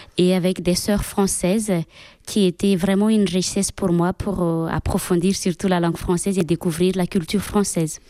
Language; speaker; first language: French; non-native, local second language; Malagasy